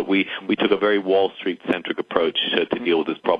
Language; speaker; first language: English; native; English